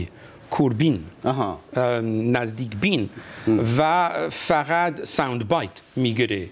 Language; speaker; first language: Persian; non-native, fluent; English